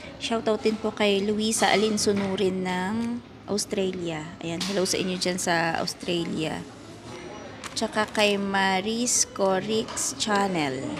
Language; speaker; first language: Filipino; native; Filipino